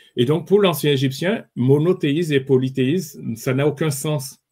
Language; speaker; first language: French; native; French